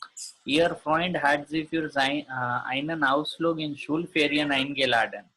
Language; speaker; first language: German; non-native, fluent; Gujarati